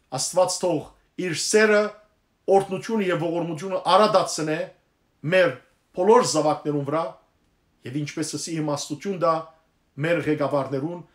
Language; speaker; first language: Armenian; early bilingual, heritage; Armenian